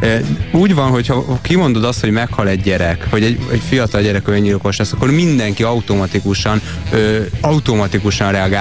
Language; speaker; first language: Hungarian; native; Hungarian